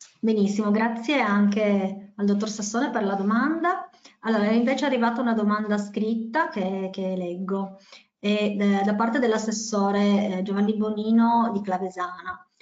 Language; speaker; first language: Italian; native; Italian